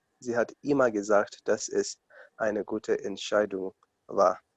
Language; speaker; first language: German; non-native, learner; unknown